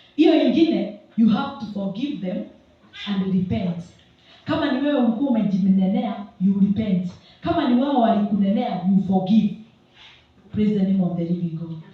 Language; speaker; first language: English; non-native, local second language; Swahili